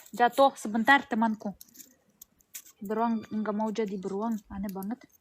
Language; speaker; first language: Indonesian; non-native, learner; Russian